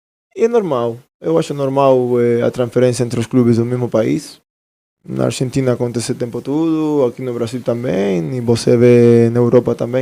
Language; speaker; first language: Portuguese; non-native, fluent; Spanish